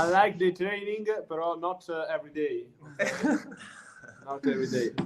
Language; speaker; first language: English; non-native, learner; Italian